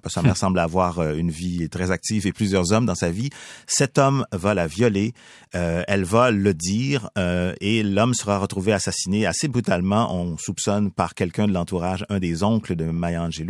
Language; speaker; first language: French; native; French